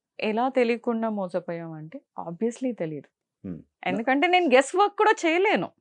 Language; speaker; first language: Telugu; non-native, local second language; Tamil